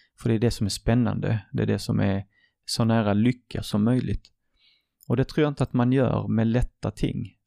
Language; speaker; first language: Swedish; early bilingual, other home language; Arabic